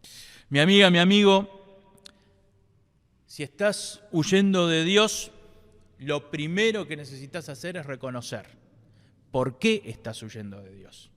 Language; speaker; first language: Spanish; native; Spanish